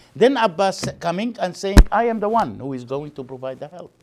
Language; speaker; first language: English; non-native, fluent; Arabic